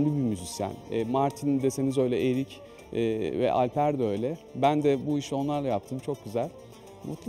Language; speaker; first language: Turkish; native; Turkish